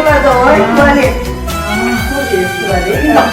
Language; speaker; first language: Russian; non-native, local second language; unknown